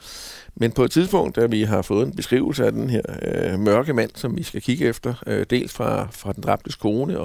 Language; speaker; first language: Danish; native; Danish